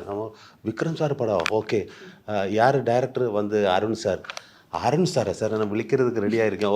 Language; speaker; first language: Tamil; non-native, learner; Malayalam